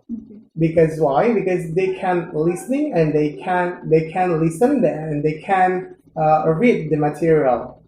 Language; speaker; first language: English; non-native, learner; Indonesian